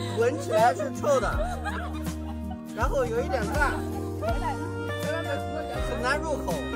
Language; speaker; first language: Chinese; non-native, fluent; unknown